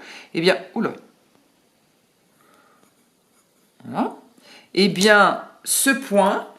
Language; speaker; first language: French; native; French